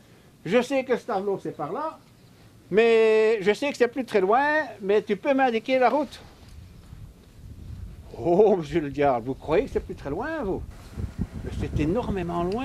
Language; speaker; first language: French; native; French